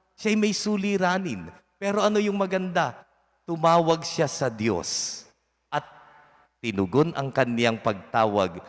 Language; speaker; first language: Filipino; native; Filipino